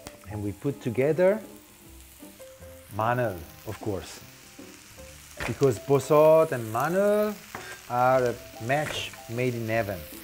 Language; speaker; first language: English; non-native, fluent; Italian